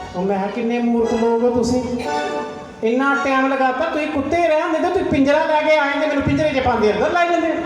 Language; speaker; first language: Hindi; non-native, local second language; Punjabi